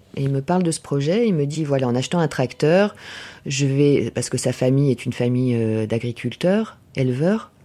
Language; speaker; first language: French; native; French